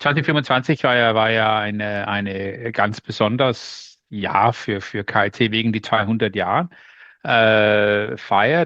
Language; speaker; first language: German; non-native, learner; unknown